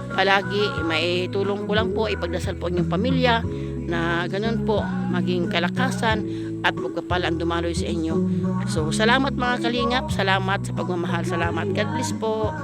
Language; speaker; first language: Filipino; non-native, local second language; Masbatenyo